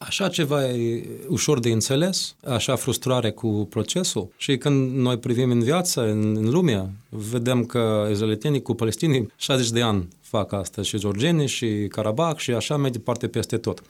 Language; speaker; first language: Romanian; non-native, fluent; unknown